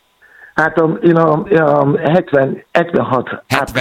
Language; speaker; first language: Hungarian; non-native, fluent; Yoruba